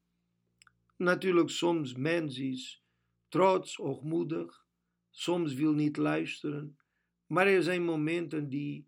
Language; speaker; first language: Dutch; non-native, fluent; Portuguese